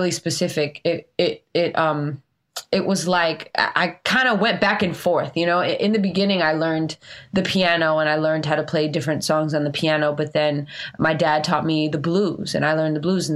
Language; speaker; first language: English; native; English